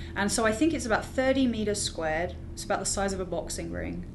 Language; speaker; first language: English; native; English